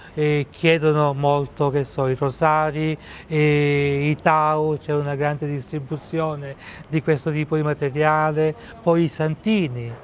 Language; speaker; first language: Italian; native; Italian